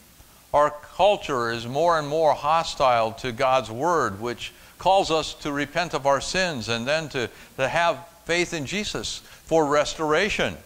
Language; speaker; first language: English; native; English